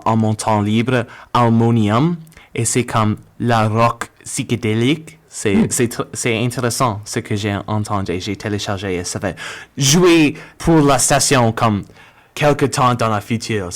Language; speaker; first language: French; non-native, learner; English